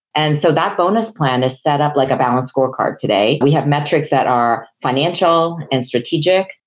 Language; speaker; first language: English; non-native, local second language; Chinese